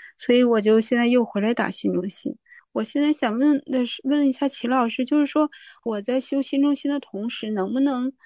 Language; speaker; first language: Chinese; native; Chinese